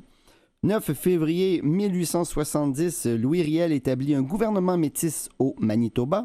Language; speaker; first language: French; native; French